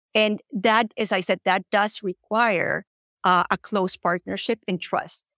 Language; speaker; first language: English; non-native, fluent; Spanish